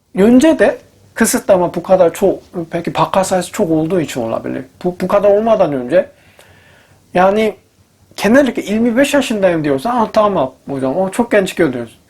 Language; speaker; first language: Turkish; non-native, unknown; Korean